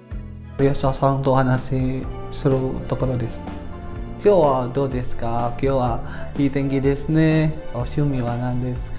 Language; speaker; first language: Japanese; non-native, fluent; Indonesian